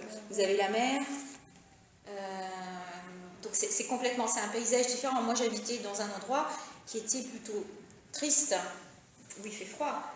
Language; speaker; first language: French; early bilingual, other home language; Italian